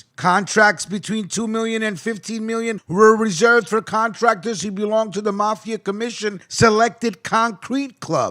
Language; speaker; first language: English; native; English